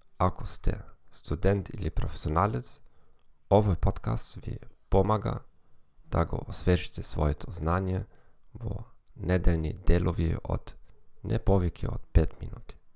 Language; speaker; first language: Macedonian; non-native, learner; German